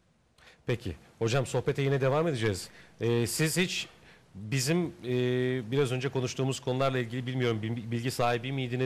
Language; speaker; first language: Turkish; native; Turkish